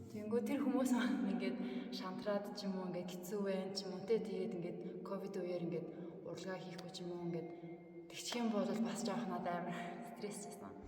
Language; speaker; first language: Mongolian; early bilingual, heritage; Mongolian